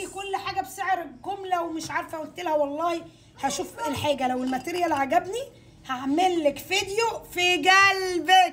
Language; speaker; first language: Arabic; native; Arabic